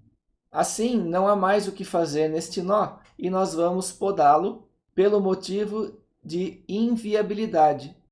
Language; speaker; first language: Portuguese; native; Portuguese